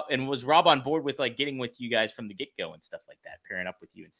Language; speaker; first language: English; native; English